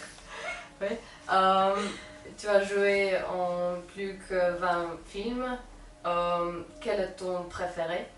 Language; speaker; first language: French; non-native, learner; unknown